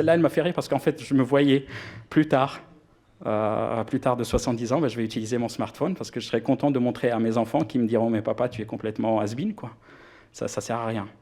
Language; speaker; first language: French; non-native, local second language; Arabic